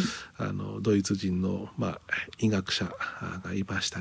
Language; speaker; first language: Japanese; native; Japanese